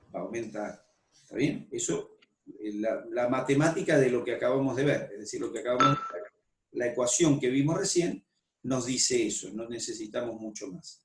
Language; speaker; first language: Spanish; native; Spanish